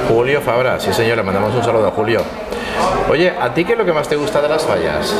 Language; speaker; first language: Spanish; native; Spanish